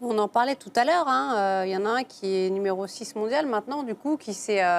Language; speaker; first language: French; native; French